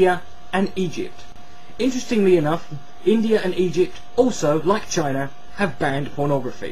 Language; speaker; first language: English; native; English